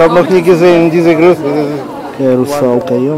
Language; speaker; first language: German; non-native, local second language; Russian